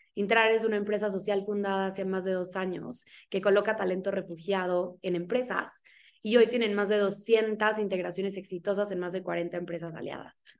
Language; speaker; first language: Spanish; native; Spanish